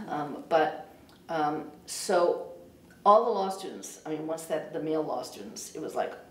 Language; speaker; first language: English; native; English